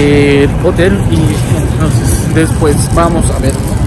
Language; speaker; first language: Spanish; non-native, learner; Japanese